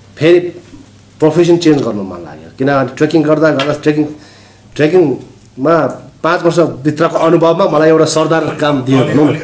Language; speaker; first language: Nepali; non-native, local second language; Sherpa